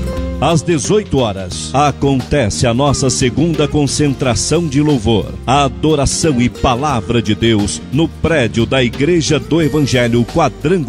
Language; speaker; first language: Portuguese; native; Portuguese